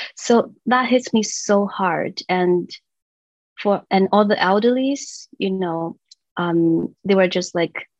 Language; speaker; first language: English; non-native, fluent; Chinese